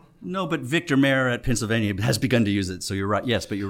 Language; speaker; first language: English; native; English